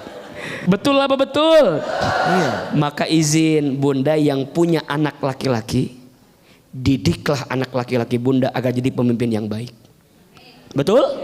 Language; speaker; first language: Indonesian; native; Indonesian